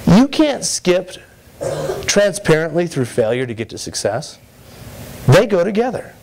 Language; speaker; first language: English; native; English